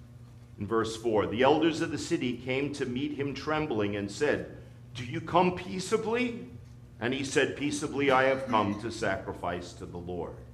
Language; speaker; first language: English; native; English